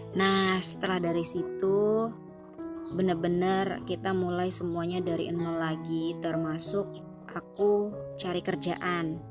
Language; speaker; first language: Indonesian; native; Indonesian